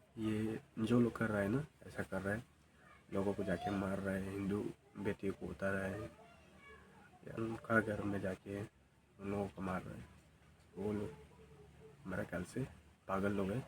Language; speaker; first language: Hindi; non-native, local second language; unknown